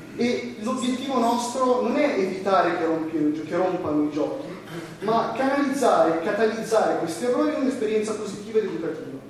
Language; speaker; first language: Italian; native; Italian